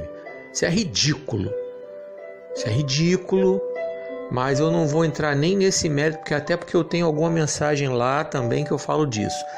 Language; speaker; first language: Portuguese; native; Portuguese